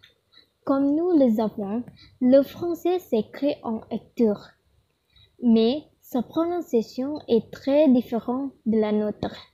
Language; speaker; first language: French; non-native, learner; Indonesian